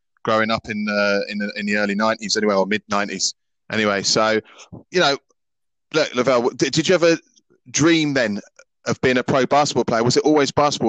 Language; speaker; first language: English; native; English